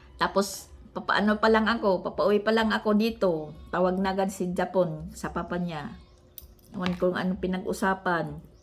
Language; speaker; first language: Filipino; non-native, local second language; Waray